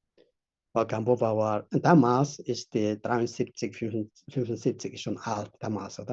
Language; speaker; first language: German; non-native, fluent; Tibetan